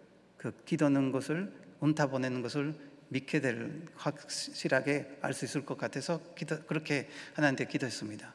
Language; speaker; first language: Korean; non-native, learner; Spanish